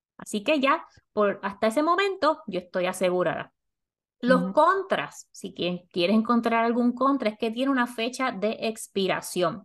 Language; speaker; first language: Spanish; native; Spanish